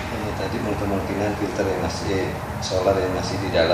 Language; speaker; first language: Indonesian; native; Indonesian